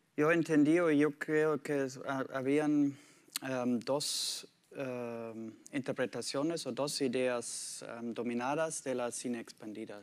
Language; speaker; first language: Spanish; non-native, learner; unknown